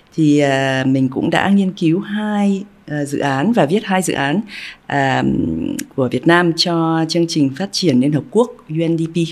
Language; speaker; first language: Vietnamese; early bilingual, heritage; Vietnamese